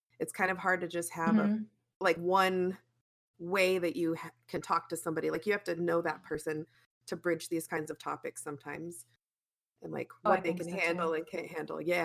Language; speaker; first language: English; native; English